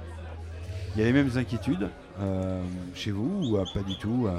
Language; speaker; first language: French; native; French